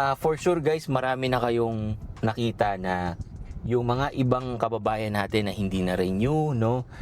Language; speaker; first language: Filipino; native; Filipino